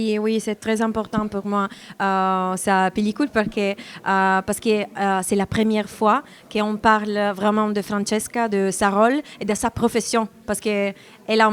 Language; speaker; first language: French; non-native, learner; Italian